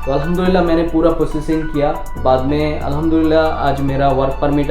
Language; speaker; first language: Hindi; non-native, fluent; Bangla